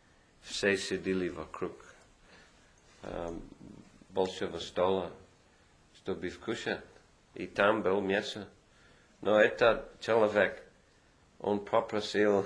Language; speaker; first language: Russian; non-native, fluent; English